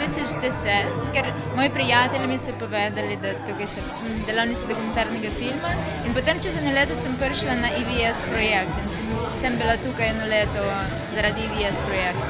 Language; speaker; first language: Slovenian; non-native, learner; Belarusian